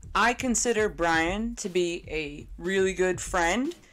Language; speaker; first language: English; native; English